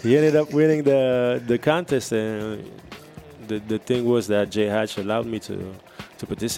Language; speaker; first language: English; non-native, fluent; French